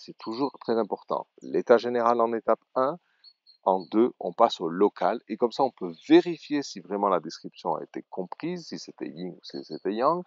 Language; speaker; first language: French; native; French